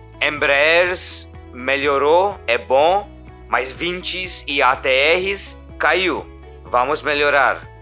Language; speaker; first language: Portuguese; non-native, learner; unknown